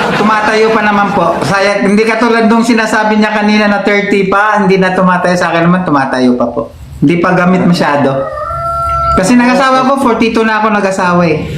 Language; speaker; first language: Filipino; non-native, local second language; Cebuano